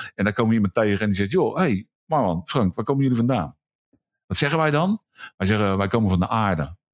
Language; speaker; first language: Dutch; native; Dutch